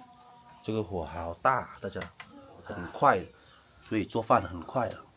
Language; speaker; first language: Chinese; non-native, learner; Vietnamese